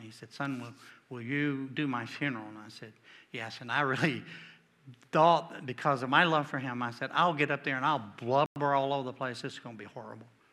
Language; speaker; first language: English; native; English